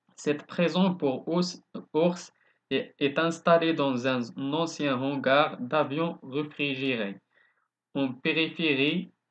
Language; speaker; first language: French; non-native, local second language; Arabic